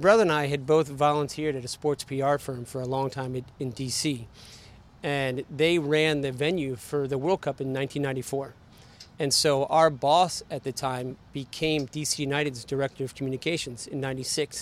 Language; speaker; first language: English; native; English